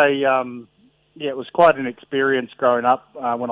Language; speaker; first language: English; native; English